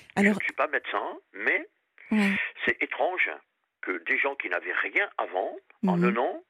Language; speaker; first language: French; native; French